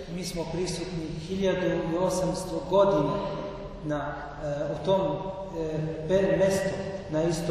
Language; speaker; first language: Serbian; non-native, learner; Arabic